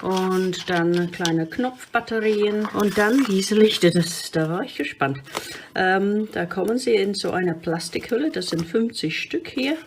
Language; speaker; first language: German; non-native, fluent; English